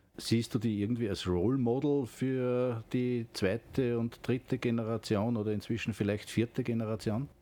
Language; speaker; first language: German; native; German